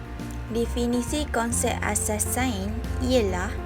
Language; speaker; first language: Malay; native; Malay